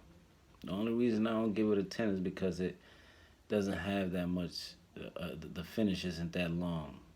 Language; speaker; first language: English; native; English